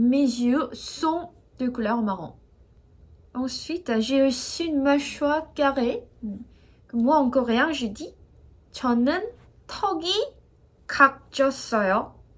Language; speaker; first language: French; non-native, fluent; Korean